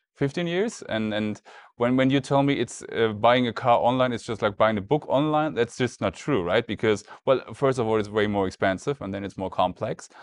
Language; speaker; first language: English; non-native, fluent; German